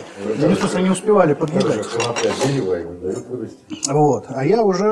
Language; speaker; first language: Russian; native; Russian